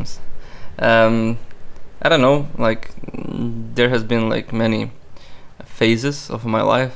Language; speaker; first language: English; non-native, fluent; Croatian